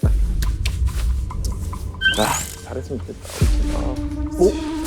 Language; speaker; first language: Korean; native; Korean